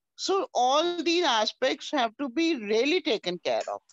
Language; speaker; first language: English; non-native, local second language; Hindi